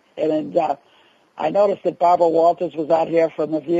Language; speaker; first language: English; native; English